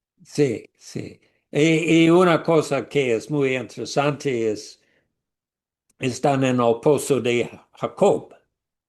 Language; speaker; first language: Spanish; non-native, learner; English